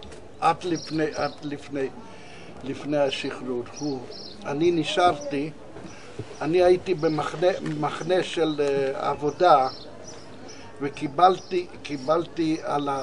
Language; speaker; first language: Hebrew; non-native, fluent; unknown